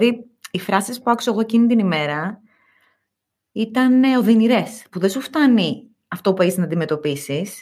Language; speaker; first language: Greek; native; Greek